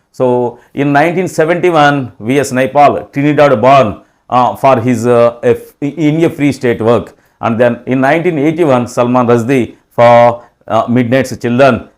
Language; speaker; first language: English; non-native, local second language; Telugu